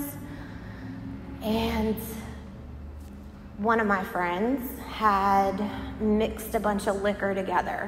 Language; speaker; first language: English; native; English